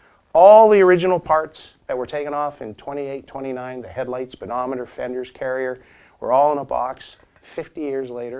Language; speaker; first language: English; native; English